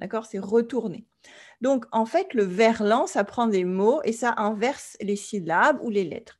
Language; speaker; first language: French; native; French